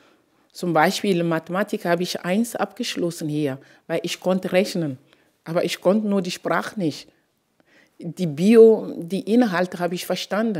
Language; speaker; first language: German; non-native, fluent; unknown